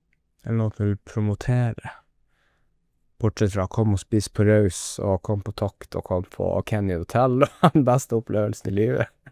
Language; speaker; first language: Norwegian; native; Norwegian